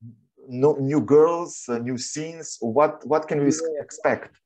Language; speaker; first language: English; non-native, fluent; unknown